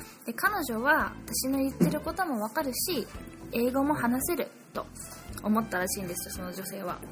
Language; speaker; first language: Japanese; native; Japanese